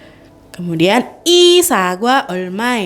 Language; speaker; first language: Korean; non-native, fluent; Indonesian